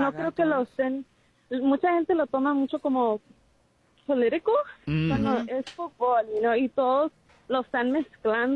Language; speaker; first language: Spanish; early bilingual, heritage; Spanish